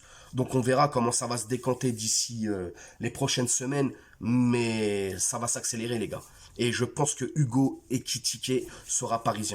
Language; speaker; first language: French; native; French